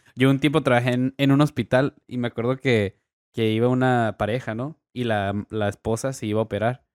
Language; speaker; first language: Spanish; native; Spanish